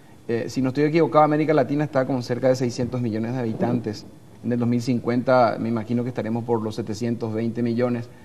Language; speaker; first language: Spanish; native; Spanish